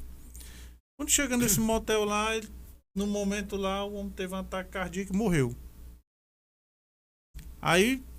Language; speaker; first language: Portuguese; native; Portuguese